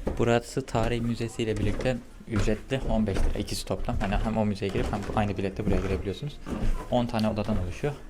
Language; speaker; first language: Turkish; native; Turkish